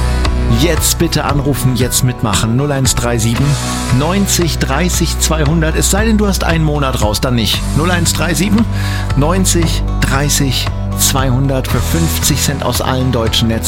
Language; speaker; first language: German; native; German